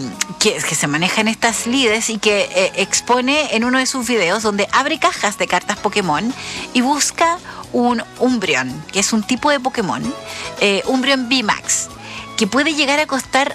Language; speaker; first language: Spanish; native; Spanish